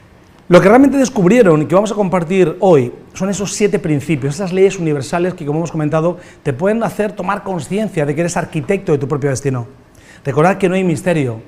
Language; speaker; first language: Spanish; native; Spanish